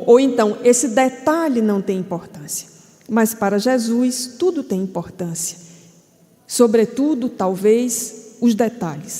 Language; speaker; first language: Portuguese; native; Portuguese